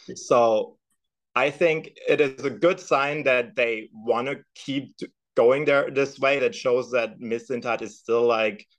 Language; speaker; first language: English; non-native, fluent; German